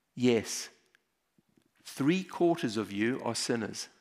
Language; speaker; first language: English; native; English